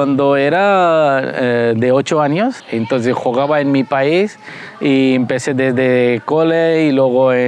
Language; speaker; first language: Spanish; non-native, fluent; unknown